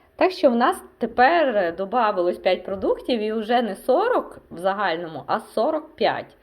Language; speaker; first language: Ukrainian; non-native, local second language; Russian